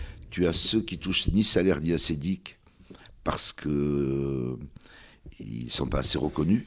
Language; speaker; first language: French; early bilingual, other home language; Kabyle